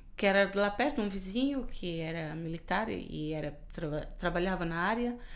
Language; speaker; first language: Portuguese; non-native, local second language; Kabuverdianu